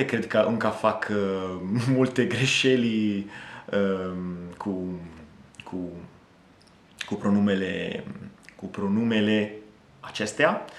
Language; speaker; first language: Romanian; non-native, fluent; Italian